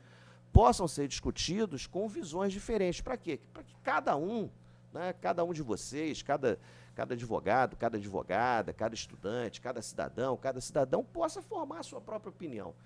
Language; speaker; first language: Portuguese; native; Portuguese